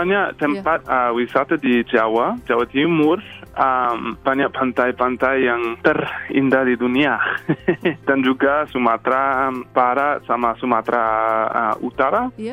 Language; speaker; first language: Indonesian; non-native, fluent; English